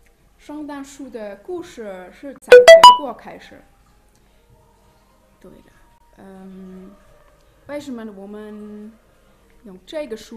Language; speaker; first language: Chinese; non-native, learner; German